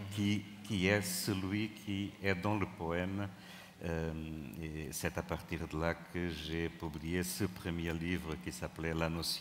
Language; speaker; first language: French; non-native, fluent; Portuguese